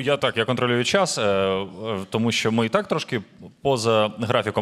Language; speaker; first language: Ukrainian; native; Ukrainian